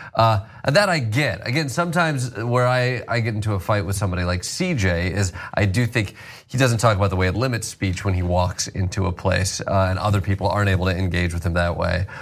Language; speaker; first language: English; native; English